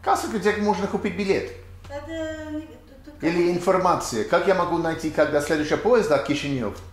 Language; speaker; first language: Russian; non-native, learner; English